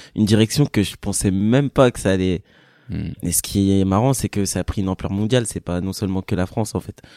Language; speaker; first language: French; native; French